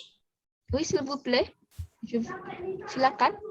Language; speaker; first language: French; non-native, fluent; Indonesian